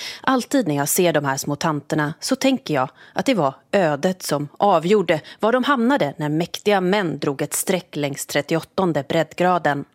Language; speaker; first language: Swedish; native; Swedish